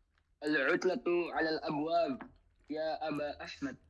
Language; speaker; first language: Arabic; non-native, learner; Indonesian